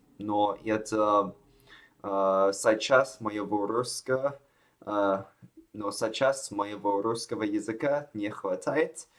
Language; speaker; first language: Russian; non-native, learner; Chinese